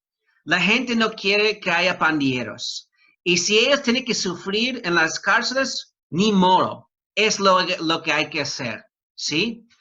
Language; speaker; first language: Spanish; non-native, fluent; English